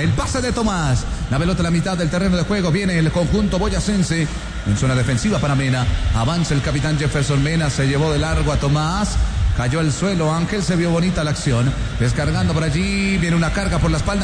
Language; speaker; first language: Spanish; native; Spanish